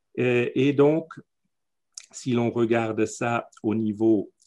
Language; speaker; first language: French; non-native, fluent; German